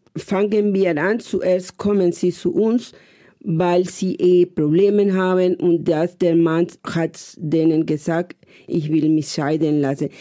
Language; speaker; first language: German; non-native, fluent; Spanish